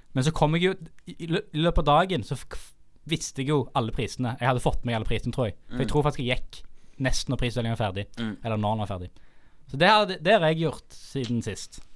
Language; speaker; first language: Norwegian; native; Norwegian